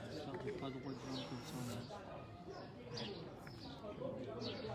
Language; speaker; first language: French; native; French